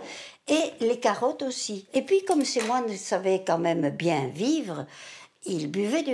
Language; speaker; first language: French; native; French